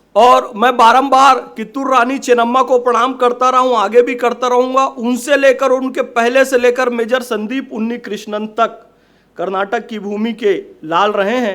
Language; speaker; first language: Hindi; native; Hindi